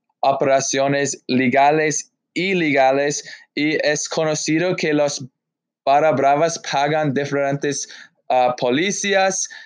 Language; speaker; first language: Spanish; non-native, learner; English